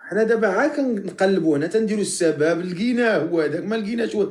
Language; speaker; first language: Arabic; native; Arabic